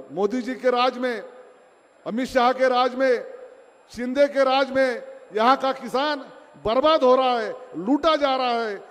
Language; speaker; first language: Hindi; non-native, local second language; Marathi